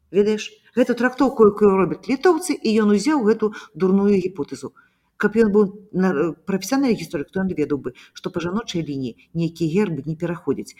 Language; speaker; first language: Belarusian; native; Belarusian